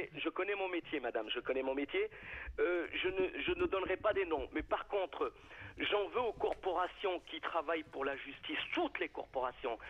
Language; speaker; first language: French; native; French